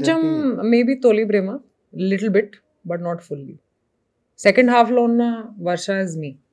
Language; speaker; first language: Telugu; non-native, local second language; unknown